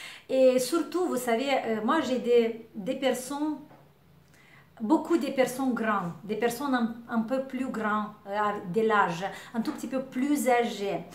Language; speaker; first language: French; non-native, learner; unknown